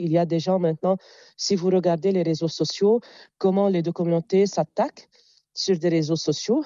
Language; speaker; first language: French; non-native, local second language; Arabic